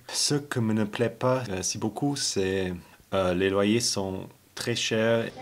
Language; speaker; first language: French; non-native, fluent; German